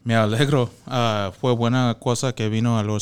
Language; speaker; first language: Spanish; non-native, fluent; English